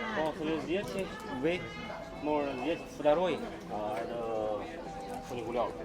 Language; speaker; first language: Russian; non-native, learner; Chinese